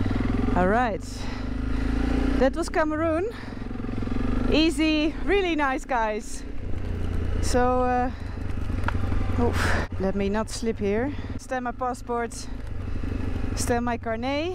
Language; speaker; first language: English; non-native, fluent; Dutch